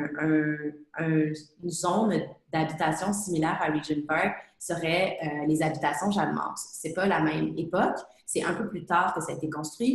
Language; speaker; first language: French; native; French